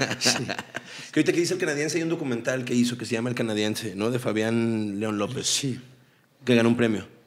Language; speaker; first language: Spanish; native; Spanish